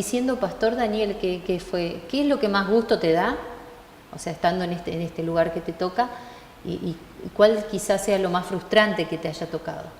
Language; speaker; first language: Spanish; native; Spanish